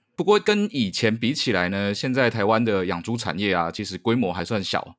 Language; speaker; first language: Chinese; native; Chinese